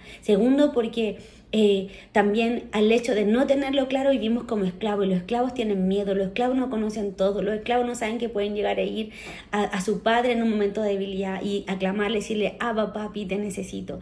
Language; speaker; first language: Spanish; native; Spanish